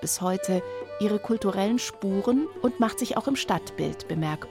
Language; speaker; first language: German; native; German